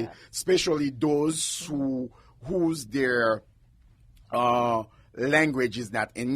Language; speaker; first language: English; non-native, fluent; Haitian Creole